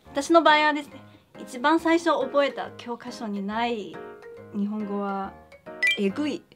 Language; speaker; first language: Japanese; non-native, fluent; Chinese